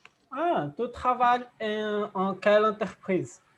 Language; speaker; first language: French; non-native, learner; Portuguese